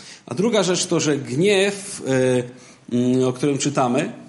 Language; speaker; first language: Polish; native; Polish